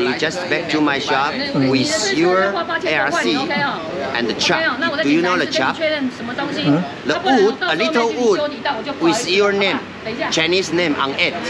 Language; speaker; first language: English; non-native, learner; Chinese